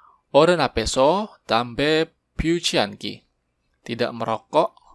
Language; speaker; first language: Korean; non-native, fluent; Indonesian